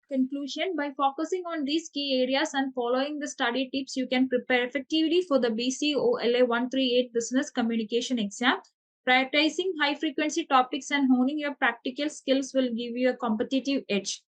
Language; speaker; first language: English; non-native, local second language; Malayalam